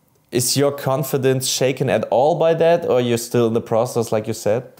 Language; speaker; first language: English; non-native, fluent; German